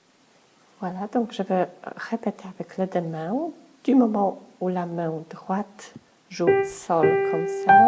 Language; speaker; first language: French; non-native, fluent; Polish